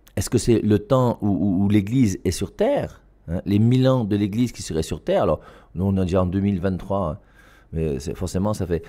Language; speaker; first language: French; native; French